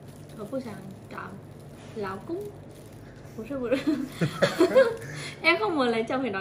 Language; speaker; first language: Chinese; non-native, learner; Vietnamese